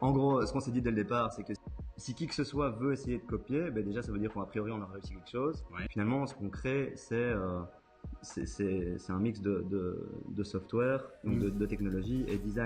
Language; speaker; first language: French; native; French